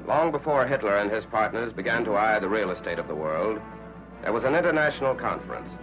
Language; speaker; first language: English; native; English